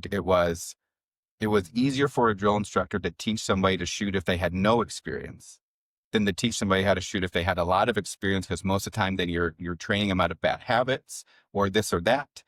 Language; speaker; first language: English; native; English